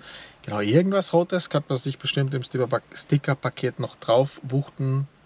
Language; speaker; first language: German; native; German